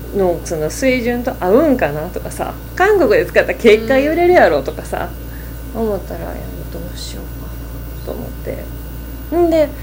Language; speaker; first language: Japanese; native; Japanese